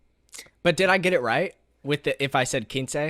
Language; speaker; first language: English; native; English